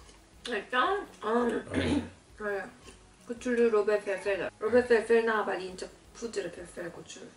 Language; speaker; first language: Persian; non-native, learner; Korean